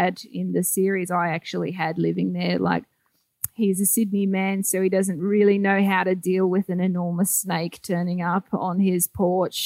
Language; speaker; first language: English; native; English